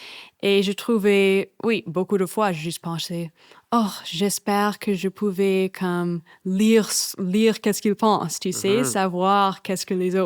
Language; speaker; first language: French; non-native, fluent; English